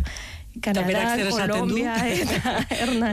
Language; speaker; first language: Basque; non-native, learner; Spanish